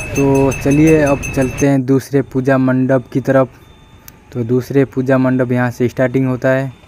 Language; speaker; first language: Hindi; non-native, local second language; Odia